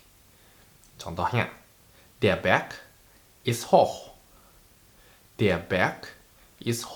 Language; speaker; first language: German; non-native, fluent; Indonesian